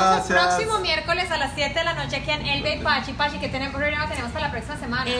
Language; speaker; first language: Spanish; native; Spanish